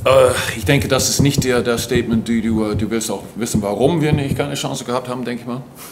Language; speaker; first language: German; non-native, fluent; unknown